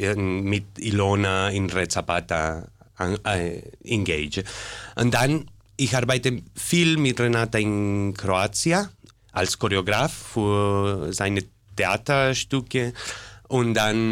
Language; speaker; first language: German; non-native, learner; Spanish